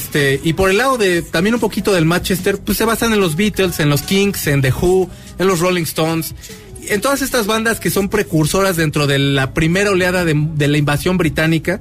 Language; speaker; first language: Spanish; native; Spanish